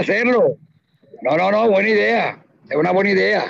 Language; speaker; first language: Spanish; native; Spanish